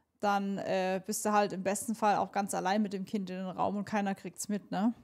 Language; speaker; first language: German; native; German